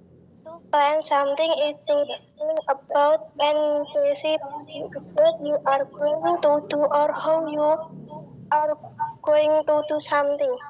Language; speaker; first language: English; non-native, learner; Indonesian